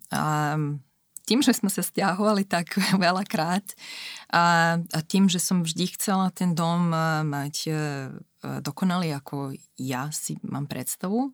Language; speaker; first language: Slovak; non-native, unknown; Serbian